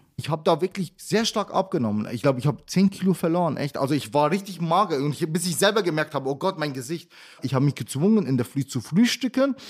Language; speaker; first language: German; early bilingual, other home language; Arabic